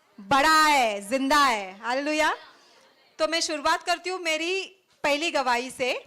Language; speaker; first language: Hindi; non-native, local second language; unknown